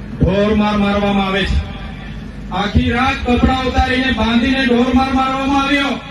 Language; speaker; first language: Gujarati; non-native, local second language; Vasavi